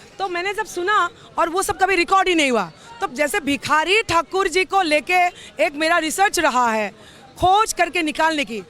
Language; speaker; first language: Hindi; non-native, local second language; Assamese